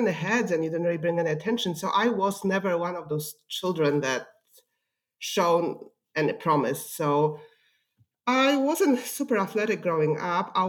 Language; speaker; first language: English; non-native, fluent; Polish